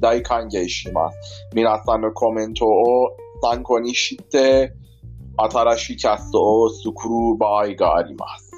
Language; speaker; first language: Japanese; non-native, fluent; Persian